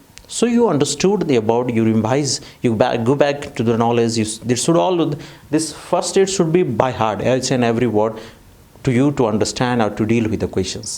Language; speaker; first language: English; non-native, fluent; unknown